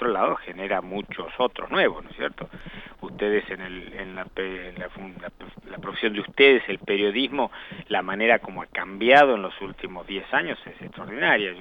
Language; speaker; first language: Spanish; native; Spanish